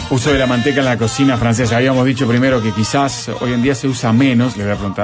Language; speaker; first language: Spanish; native; Spanish